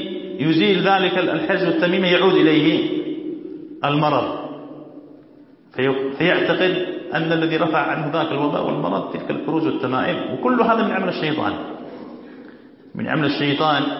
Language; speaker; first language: Arabic; native; Arabic